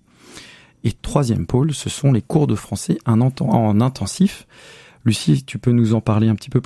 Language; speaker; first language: French; native; French